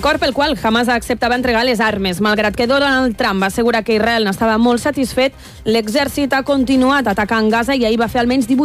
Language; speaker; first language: Catalan; native; Catalan